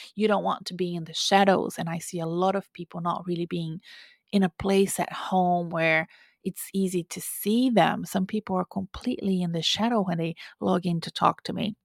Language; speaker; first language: English; non-native, fluent; Portuguese